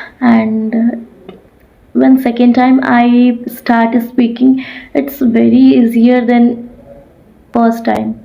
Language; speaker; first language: English; non-native, learner; Odia